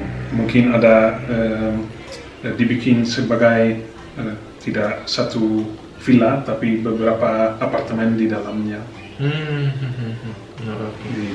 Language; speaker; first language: Indonesian; non-native, fluent; Dutch